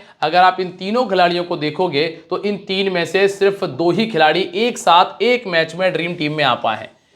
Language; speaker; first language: Hindi; native; Hindi